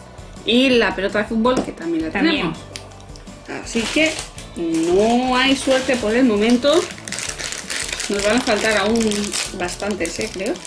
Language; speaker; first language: Spanish; native; Spanish